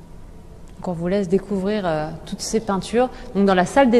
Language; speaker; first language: French; native; French